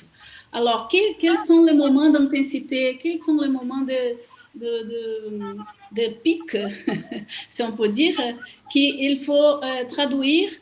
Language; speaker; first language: French; non-native, fluent; Portuguese